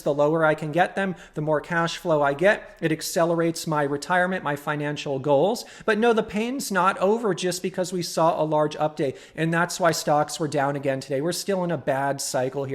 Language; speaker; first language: English; native; English